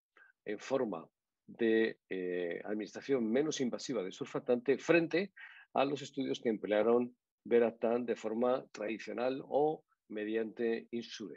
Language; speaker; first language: Spanish; native; Spanish